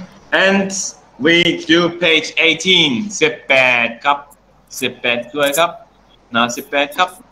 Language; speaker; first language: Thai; non-native, learner; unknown